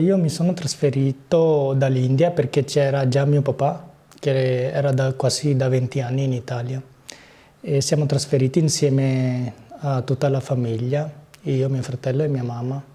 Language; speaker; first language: Italian; early bilingual, other home language; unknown